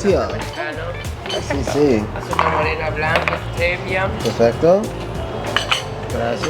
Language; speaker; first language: Spanish; non-native, learner; English